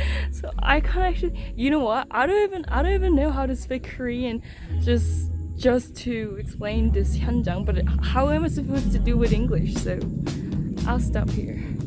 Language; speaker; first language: English; non-native, fluent; Korean